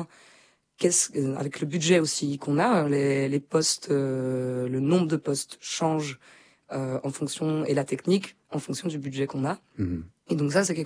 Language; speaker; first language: French; native; French